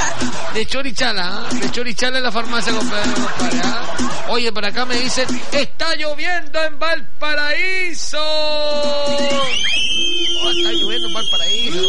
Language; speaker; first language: Spanish; native; Spanish